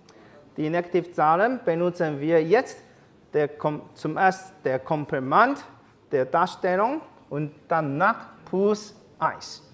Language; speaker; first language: German; non-native, learner; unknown